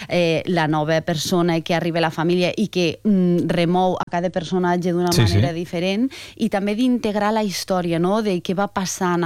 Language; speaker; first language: Catalan; native; Catalan